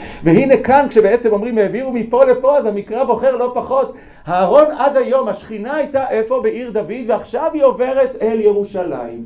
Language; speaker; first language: Hebrew; native; Hebrew